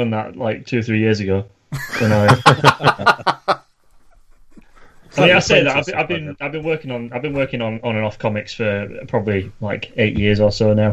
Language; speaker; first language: English; native; English